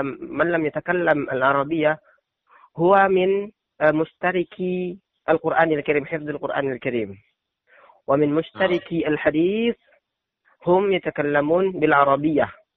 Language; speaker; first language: Arabic; non-native, fluent; Indonesian